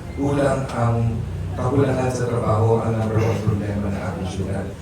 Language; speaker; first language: English; non-native, local second language; Filipino